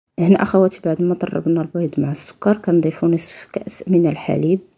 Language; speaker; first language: Arabic; native; Arabic